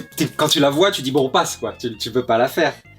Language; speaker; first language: French; native; French